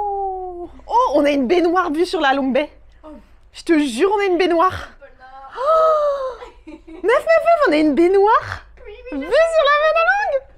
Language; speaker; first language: French; native; French